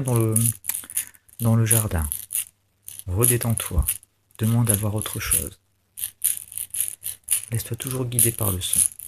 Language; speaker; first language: French; native; French